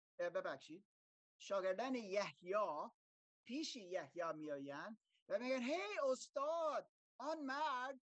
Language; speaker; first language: Persian; non-native, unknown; German